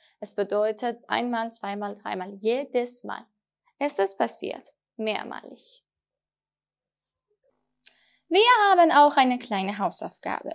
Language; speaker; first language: German; non-native, fluent; Persian